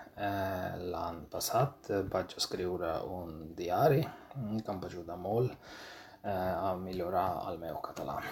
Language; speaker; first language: Catalan; non-native, learner; Georgian